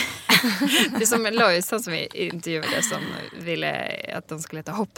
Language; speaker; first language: Swedish; native; Swedish